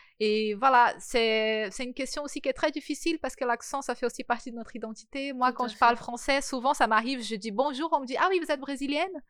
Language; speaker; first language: French; non-native, fluent; Portuguese